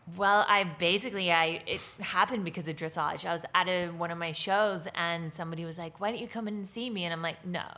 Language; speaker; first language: English; native; English